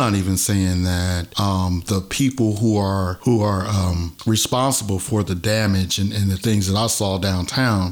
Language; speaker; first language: English; native; English